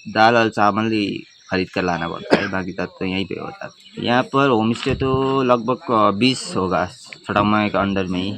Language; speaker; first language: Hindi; non-native, local second language; Nepali